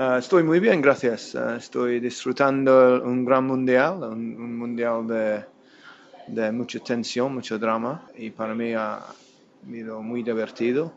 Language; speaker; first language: Spanish; non-native, fluent; English